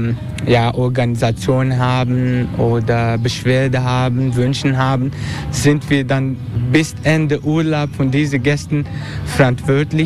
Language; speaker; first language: German; non-native, fluent; Turkish